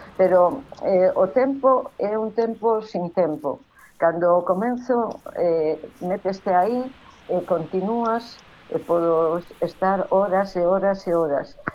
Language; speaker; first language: Galician; non-native, local second language; Spanish